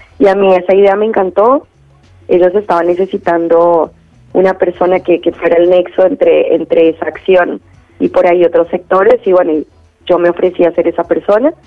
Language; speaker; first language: Spanish; native; Spanish